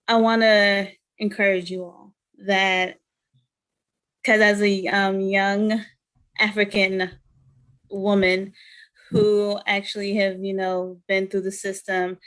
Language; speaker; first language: English; non-native, fluent; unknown